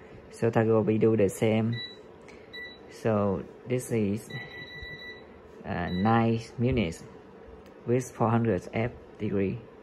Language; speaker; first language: English; non-native, learner; Vietnamese